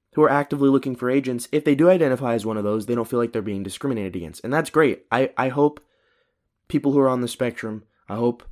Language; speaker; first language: English; early bilingual, other home language; Filipino